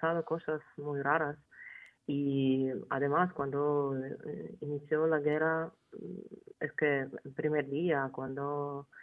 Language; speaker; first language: Spanish; non-native, fluent; Ukrainian